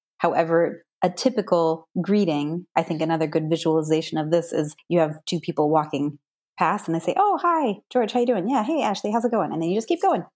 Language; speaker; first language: English; native; English